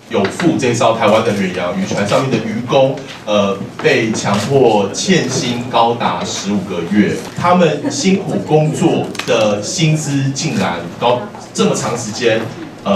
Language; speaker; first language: Chinese; native; Chinese